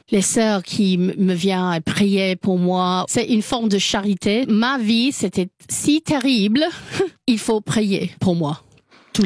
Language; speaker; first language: French; non-native, learner; English